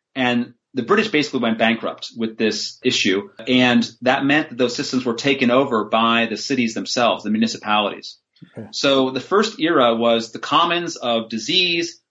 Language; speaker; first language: English; native; English